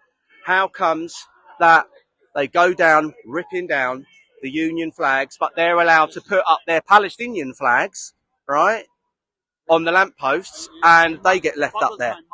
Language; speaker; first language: English; native; English